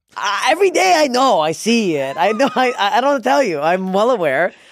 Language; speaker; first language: English; native; English